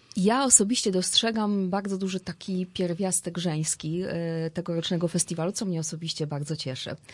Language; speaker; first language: Polish; native; Polish